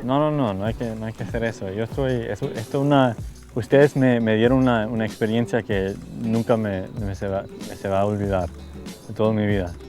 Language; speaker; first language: Spanish; early bilingual, heritage; English